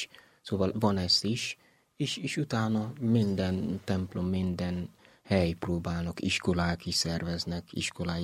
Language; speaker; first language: Hungarian; non-native, fluent; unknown